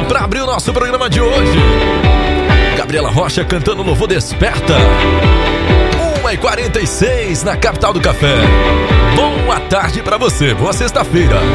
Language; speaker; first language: Portuguese; native; Portuguese